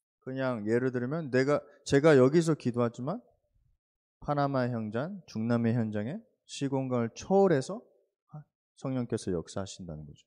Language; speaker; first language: Korean; early bilingual, heritage; Korean